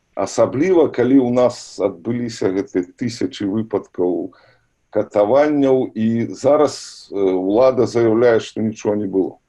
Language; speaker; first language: Belarusian; native; Belarusian